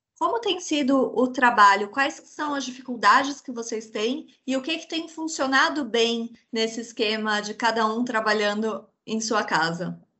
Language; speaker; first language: Portuguese; native; Portuguese